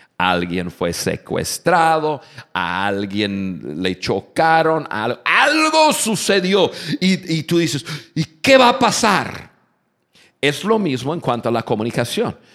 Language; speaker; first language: Spanish; non-native, fluent; English